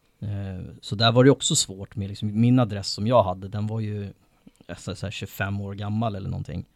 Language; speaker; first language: Swedish; native; Swedish